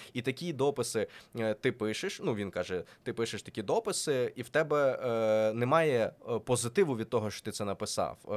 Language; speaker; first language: Ukrainian; non-native, local second language; Russian